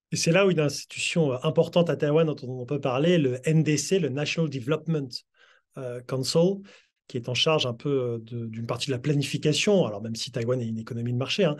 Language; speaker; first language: French; native; French